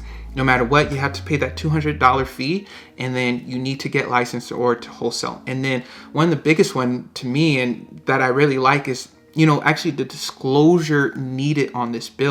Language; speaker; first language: English; native; English